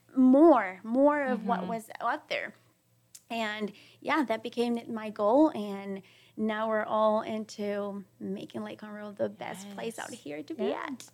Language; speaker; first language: English; non-native, fluent; Spanish